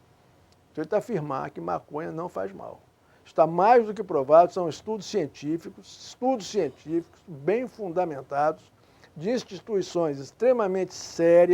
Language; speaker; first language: Portuguese; native; Portuguese